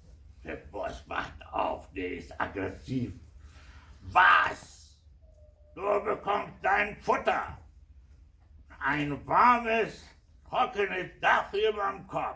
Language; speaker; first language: German; non-native, fluent; Kurdish